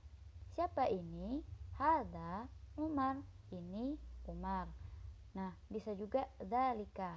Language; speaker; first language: Indonesian; native; Indonesian